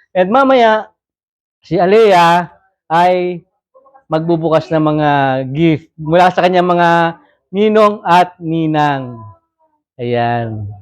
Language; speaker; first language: Filipino; native; Filipino